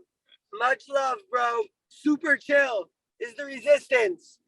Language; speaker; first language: English; native; English